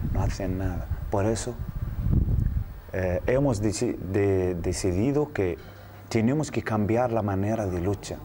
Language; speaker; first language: Spanish; non-native, learner; Arabic